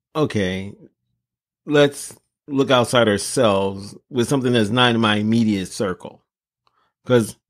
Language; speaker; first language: English; native; English